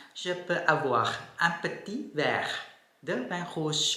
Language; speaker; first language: French; non-native, fluent; Thai